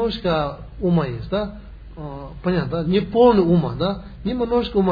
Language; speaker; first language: Russian; non-native, learner; Tibetan